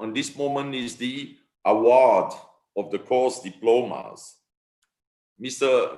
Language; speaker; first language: English; non-native, fluent; French